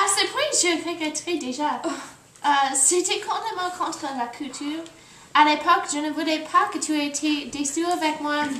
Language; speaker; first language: French; non-native, learner; English